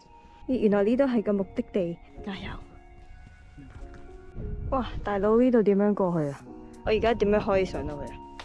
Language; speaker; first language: Cantonese; native; Cantonese